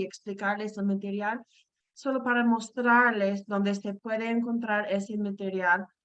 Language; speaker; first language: Spanish; non-native, fluent; English